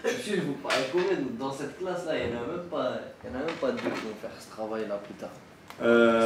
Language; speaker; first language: French; native; French